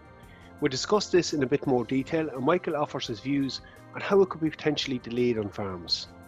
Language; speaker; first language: English; native; English